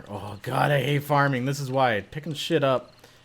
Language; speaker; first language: English; native; English